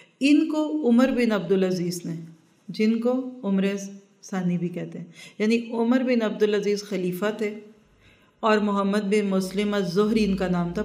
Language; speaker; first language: Urdu; early bilingual, heritage; Urdu